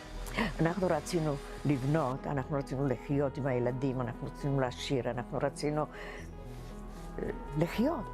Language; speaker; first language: Hebrew; non-native, fluent; Czech